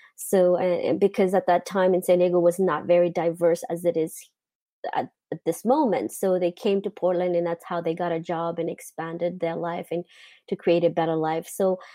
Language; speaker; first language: English; non-native, fluent; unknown